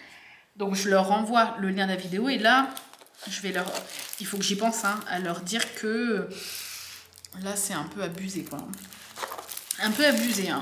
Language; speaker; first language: French; native; French